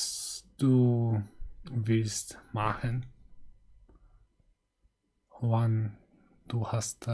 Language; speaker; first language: German; non-native, learner; Mongolian